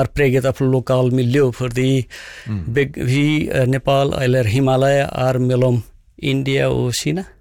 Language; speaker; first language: Norwegian; non-native, fluent; Nepali